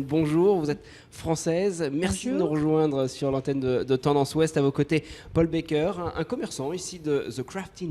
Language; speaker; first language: French; native; French